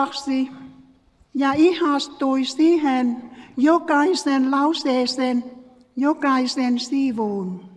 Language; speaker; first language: Finnish; non-native, learner; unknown